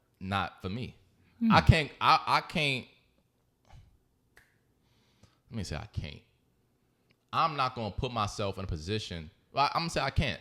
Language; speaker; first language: English; native; English